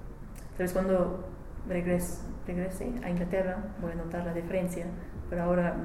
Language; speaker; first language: Spanish; non-native, learner; English